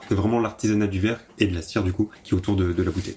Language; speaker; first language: French; native; French